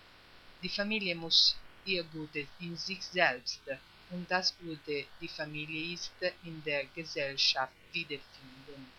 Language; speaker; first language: German; non-native, fluent; Italian